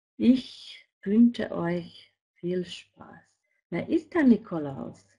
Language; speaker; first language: German; non-native, fluent; Hungarian